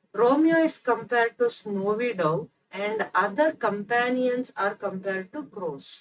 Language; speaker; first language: English; non-native, local second language; Kannada